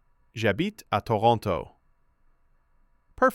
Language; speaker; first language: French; non-native, fluent; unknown